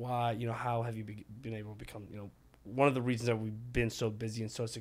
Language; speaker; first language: English; early bilingual, other home language; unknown